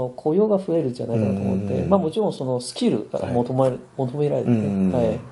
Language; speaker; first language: Japanese; non-native, fluent; Chinese